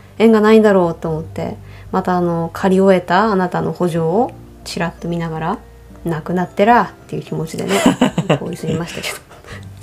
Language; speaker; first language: Japanese; native; Japanese